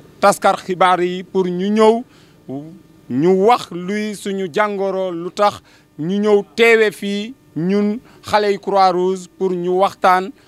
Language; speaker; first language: Wolof; non-native, local second language; Jola-Fonyi